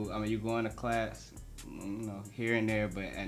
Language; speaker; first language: English; native; English